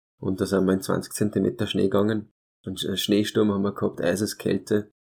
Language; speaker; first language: German; early bilingual, other home language; Hungarian